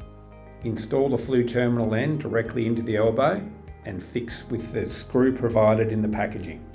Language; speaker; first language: English; native; English